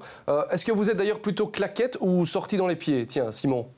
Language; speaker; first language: French; native; French